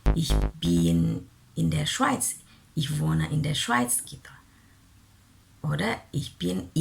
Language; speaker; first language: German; non-native, fluent; Indonesian